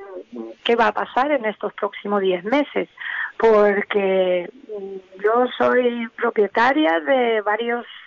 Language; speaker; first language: Spanish; non-native, learner; English